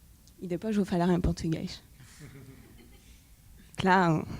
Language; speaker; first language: Portuguese; non-native, fluent; French